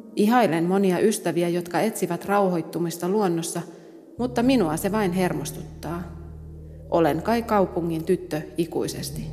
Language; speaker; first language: Finnish; non-native, fluent; Portuguese